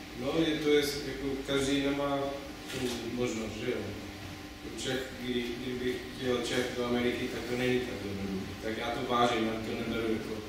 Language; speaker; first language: Czech; non-native, fluent; English